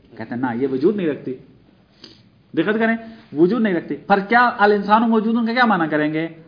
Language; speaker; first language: Urdu; non-native, local second language; Punjabi